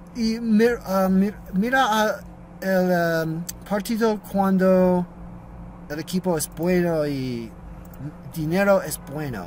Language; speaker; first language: Spanish; non-native, learner; English